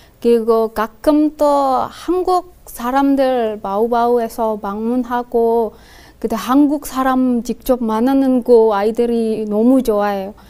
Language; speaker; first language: Korean; non-native, learner; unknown